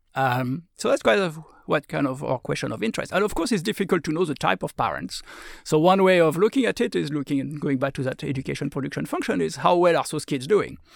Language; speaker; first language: English; non-native, fluent; French